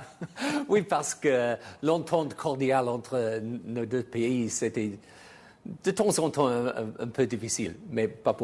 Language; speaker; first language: French; non-native, fluent; English